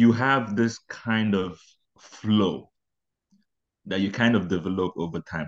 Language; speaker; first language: English; non-native, local second language; Igbo